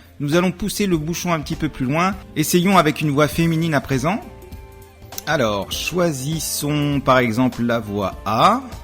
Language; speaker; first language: French; native; French